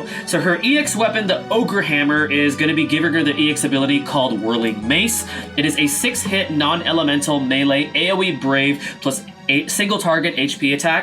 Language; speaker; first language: English; native; English